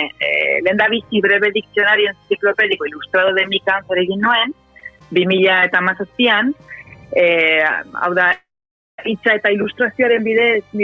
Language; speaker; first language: Basque; non-native, local second language; Spanish